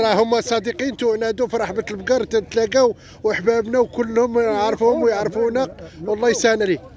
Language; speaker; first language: Arabic; native; Arabic